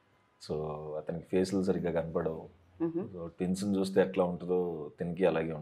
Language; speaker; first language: Telugu; native; Telugu